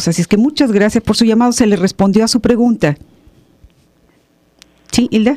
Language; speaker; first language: Spanish; native; Spanish